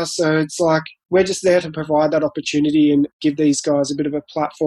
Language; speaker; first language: English; native; English